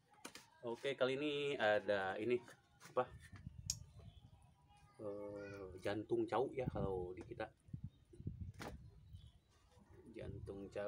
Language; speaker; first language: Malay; non-native, local second language; Sundanese